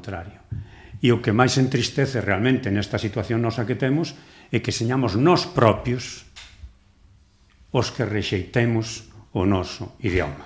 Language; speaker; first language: Galician; native; Galician